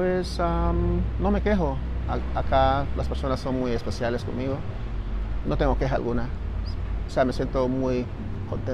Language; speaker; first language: Spanish; native; Spanish